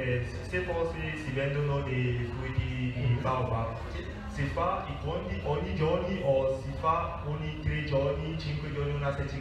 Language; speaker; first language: Italian; non-native, fluent; French